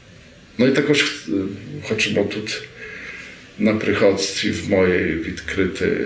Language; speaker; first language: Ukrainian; early bilingual, heritage; Rusyn